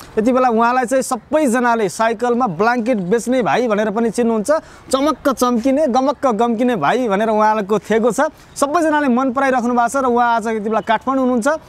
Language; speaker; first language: Nepali; native; Nepali